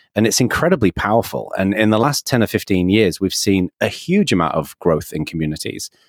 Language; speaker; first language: English; native; English